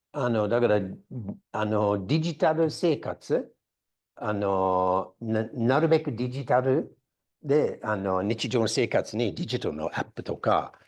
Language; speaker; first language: Japanese; non-native, fluent; English